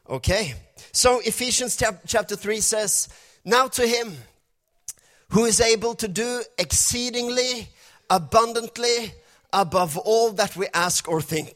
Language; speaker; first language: English; non-native, fluent; Norwegian